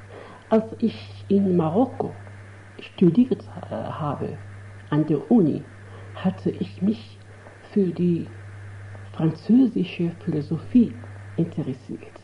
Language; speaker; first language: German; non-native, fluent; Arabic